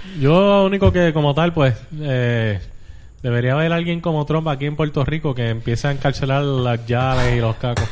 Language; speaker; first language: Spanish; native; Spanish